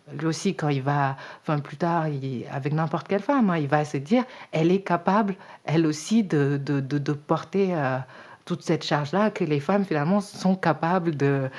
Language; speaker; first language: French; early bilingual, other home language; Wolof